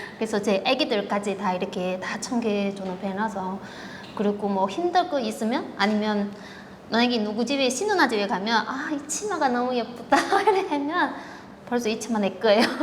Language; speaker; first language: Korean; non-native, fluent; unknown